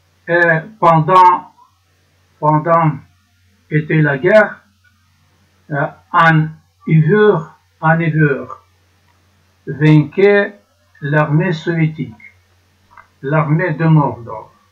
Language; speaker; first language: French; non-native, learner; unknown